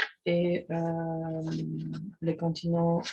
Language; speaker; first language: French; non-native, fluent; Polish